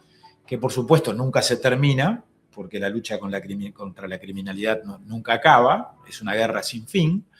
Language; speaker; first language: Spanish; native; Spanish